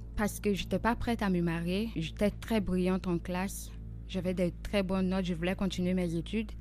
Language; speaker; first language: French; non-native, local second language; Soninke